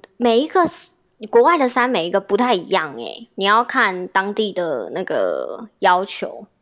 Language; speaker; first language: Chinese; native; Chinese